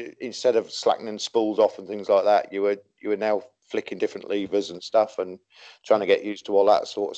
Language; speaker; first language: English; native; English